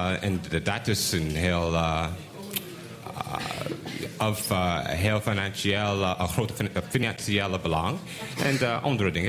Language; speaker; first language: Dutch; non-native, learner; English